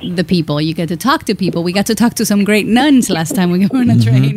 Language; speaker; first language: English; early bilingual, other home language; Spanish